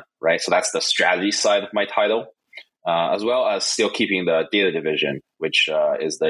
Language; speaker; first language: English; non-native, fluent; Chinese